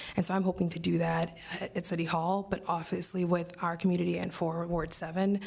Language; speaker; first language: English; native; English